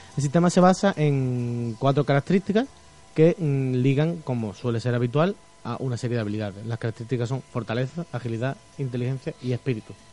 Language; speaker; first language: Spanish; native; Spanish